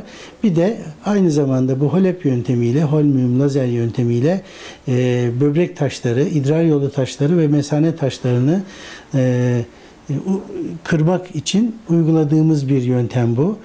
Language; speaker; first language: Turkish; native; Turkish